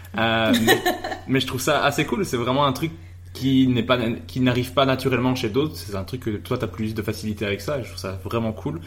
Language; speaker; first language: French; native; French